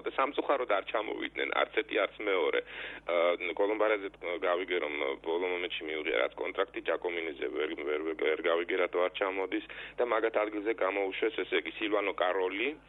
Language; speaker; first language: Georgian; native; Georgian